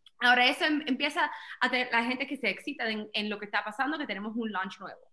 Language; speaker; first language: Spanish; early bilingual, heritage; Spanish